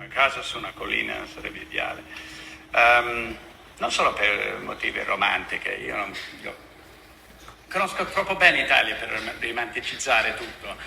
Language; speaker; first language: Italian; non-native, fluent; English